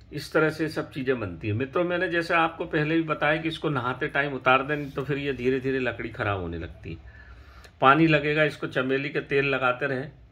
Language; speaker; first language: Hindi; native; Hindi